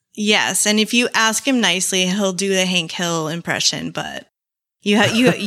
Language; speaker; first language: English; native; English